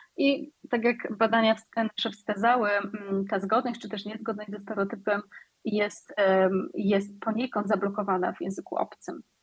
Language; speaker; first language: Polish; native; Polish